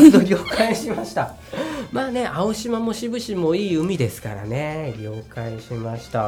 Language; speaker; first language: Japanese; native; Japanese